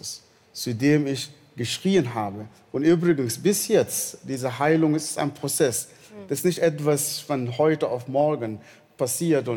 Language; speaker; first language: German; non-native, fluent; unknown